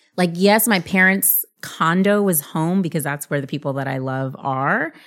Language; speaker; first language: English; early bilingual, other home language; Spanish